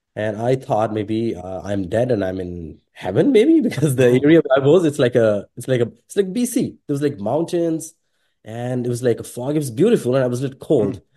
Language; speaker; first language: English; non-native, local second language; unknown